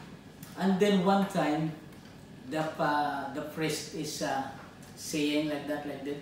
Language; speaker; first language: English; non-native, learner; Filipino